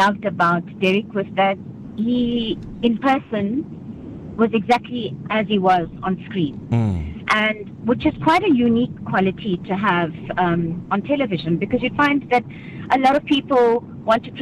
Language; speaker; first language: English; native; English